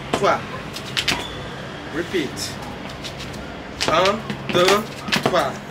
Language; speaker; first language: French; non-native, learner; Portuguese